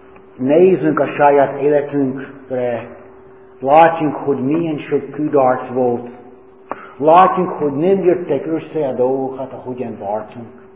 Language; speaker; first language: Hungarian; non-native, learner; English